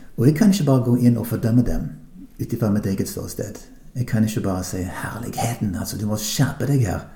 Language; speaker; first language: Norwegian; non-native, fluent; English